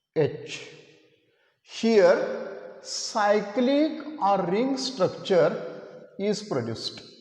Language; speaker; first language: English; non-native, local second language; Marathi